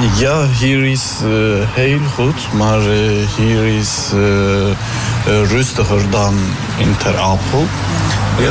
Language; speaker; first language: Dutch; non-native, learner; Turkish